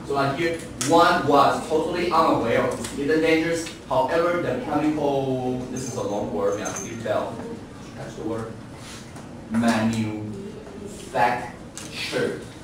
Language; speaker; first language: English; non-native, fluent; Chinese